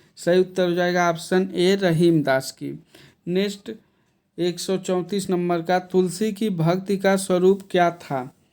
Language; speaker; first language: Hindi; native; Hindi